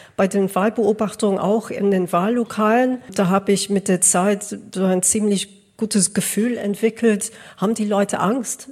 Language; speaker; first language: German; non-native, fluent; English